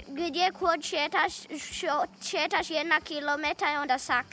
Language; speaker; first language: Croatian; non-native, learner; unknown